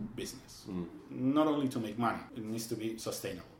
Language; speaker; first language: English; non-native, fluent; Spanish